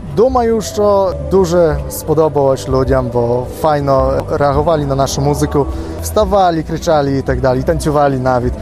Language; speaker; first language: Ukrainian; early bilingual, heritage; Ukrainian